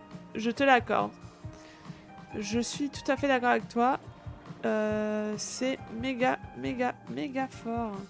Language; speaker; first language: French; native; French